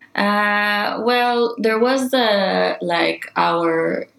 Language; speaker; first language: English; non-native, fluent; Hebrew